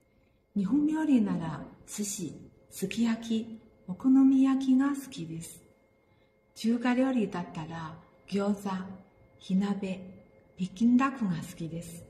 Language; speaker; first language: Japanese; non-native, fluent; Chinese